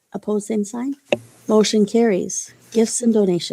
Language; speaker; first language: English; native; English